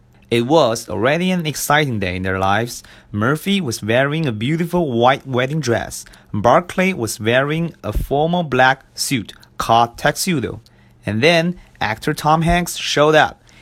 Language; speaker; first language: English; non-native, fluent; Chinese